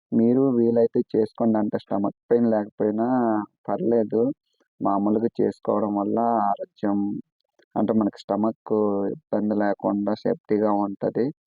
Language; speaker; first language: Telugu; non-native, local second language; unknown